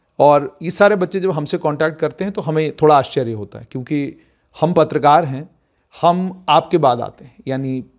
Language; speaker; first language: Hindi; non-native, local second language; Dogri